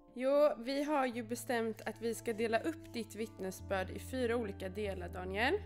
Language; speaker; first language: Swedish; native; Swedish